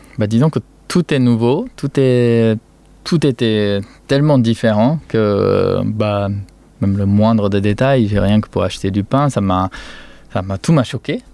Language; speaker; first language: French; non-native, fluent; Japanese